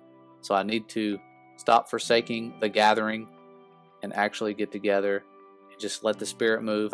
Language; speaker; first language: English; native; English